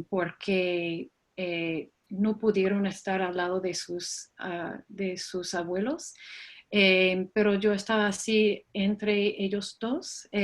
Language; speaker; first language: Spanish; non-native, fluent; English